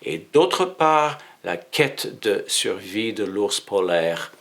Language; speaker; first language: French; non-native, fluent; English